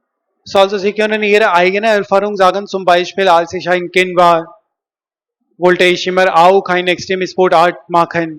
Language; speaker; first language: German; non-native, learner; Hindi